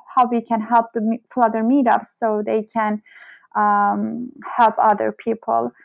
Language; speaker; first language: English; non-native, fluent; Turkish